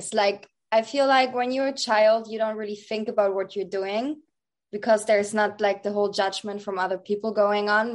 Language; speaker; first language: English; non-native, fluent; Dutch